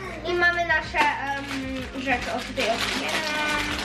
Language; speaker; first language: Polish; early bilingual, heritage; Polish